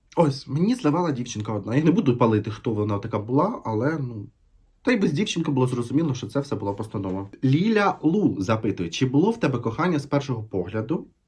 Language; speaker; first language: Ukrainian; native; Ukrainian